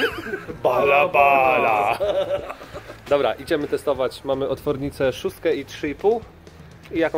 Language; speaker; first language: Polish; native; Polish